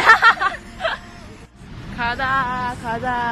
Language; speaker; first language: Korean; non-native, learner; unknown